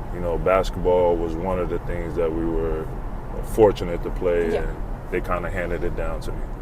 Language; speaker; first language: English; native; English